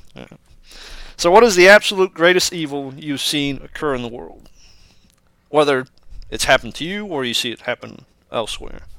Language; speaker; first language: English; early bilingual, other home language; Spanish